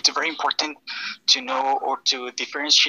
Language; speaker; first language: English; non-native, fluent; Spanish